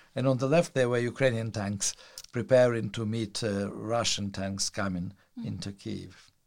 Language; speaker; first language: English; non-native, fluent; Russian